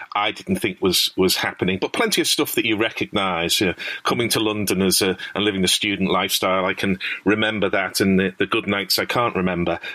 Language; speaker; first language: English; native; English